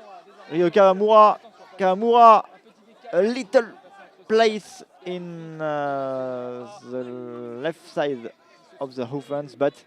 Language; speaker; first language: English; non-native, learner; French